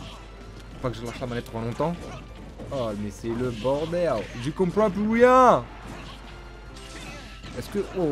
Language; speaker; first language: French; native; French